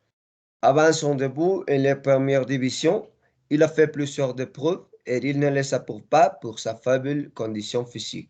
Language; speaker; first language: French; non-native, learner; Spanish